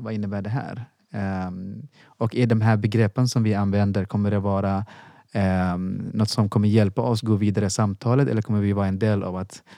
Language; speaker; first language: Swedish; non-native, fluent; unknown